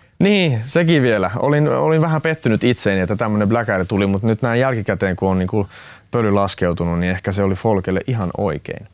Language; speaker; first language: Finnish; non-native, local second language; Swedish